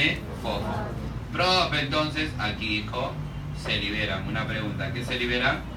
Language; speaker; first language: Spanish; native; Spanish